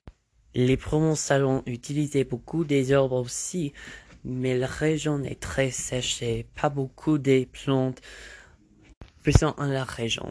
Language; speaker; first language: French; non-native, learner; English